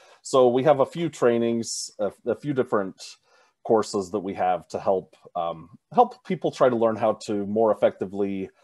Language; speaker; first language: English; native; English